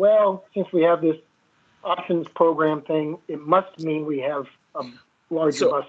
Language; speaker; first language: English; native; English